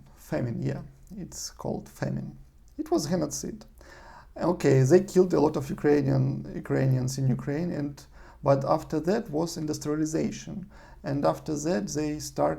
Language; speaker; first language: English; non-native, learner; Russian